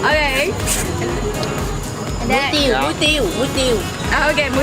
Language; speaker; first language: English; non-native, learner; Vietnamese